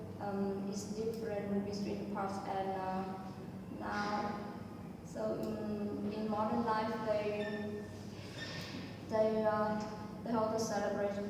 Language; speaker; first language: English; non-native, fluent; Vietnamese